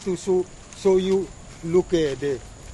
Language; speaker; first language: English; non-native, learner; Indonesian